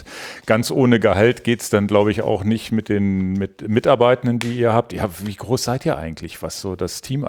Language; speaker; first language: German; native; German